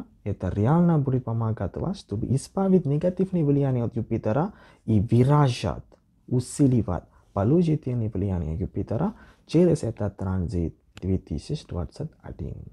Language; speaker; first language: Russian; non-native, learner; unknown